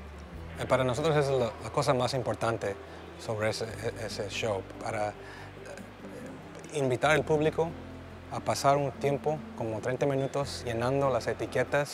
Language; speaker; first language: Spanish; early bilingual, heritage; English